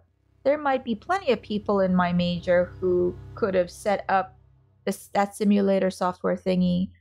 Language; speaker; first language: English; native; English